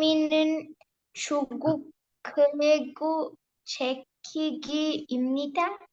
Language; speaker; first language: Korean; non-native, learner; Spanish